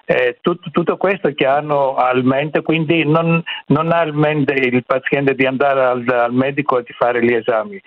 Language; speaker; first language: Italian; non-native, fluent; Greek